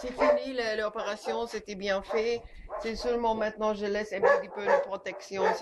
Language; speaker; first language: French; non-native, learner; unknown